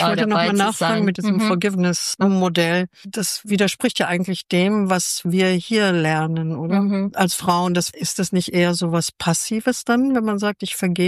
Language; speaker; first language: German; native; German